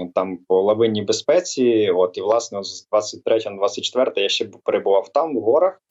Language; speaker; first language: Ukrainian; native; Ukrainian